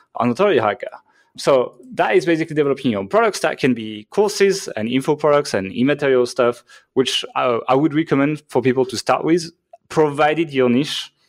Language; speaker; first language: English; non-native, fluent; French